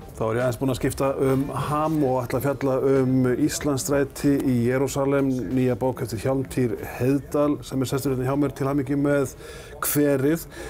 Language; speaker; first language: Icelandic; native; Icelandic